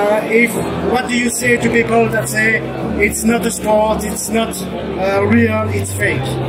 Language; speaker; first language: English; non-native, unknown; French